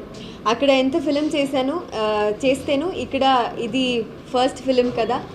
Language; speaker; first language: Telugu; non-native, local second language; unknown